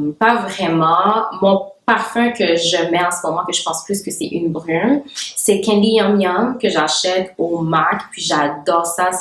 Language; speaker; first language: French; non-native, local second language; Haitian Creole